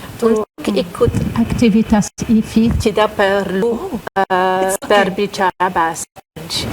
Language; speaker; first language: Indonesian; non-native, learner; French